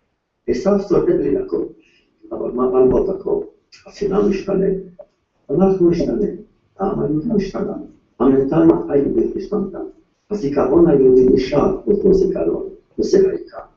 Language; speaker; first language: Hebrew; non-native, fluent; Yiddish